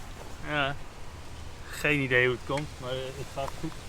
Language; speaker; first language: Dutch; native; Dutch